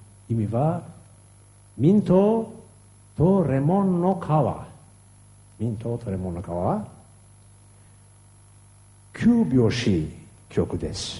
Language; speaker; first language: Japanese; non-native, learner; Turkish